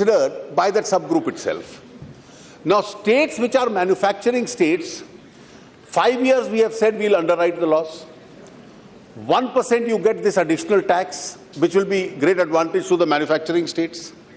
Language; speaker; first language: English; non-native, local second language; Hindi